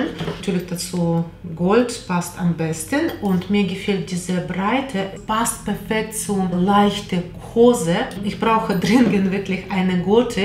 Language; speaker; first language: German; non-native, fluent; Russian